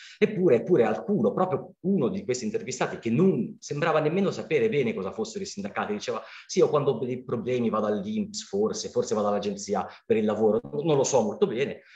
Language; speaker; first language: Italian; native; Italian